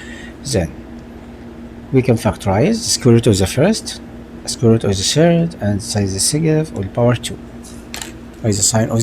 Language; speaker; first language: English; non-native, local second language; Arabic